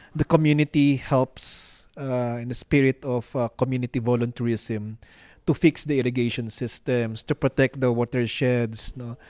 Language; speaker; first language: English; non-native, local second language; Filipino